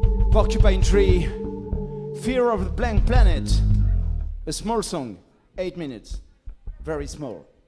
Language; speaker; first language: English; non-native, learner; French